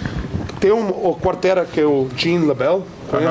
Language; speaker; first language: Portuguese; non-native, learner; English